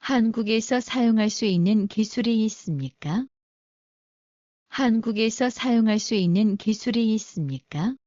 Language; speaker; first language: Korean; non-native, learner; Bangla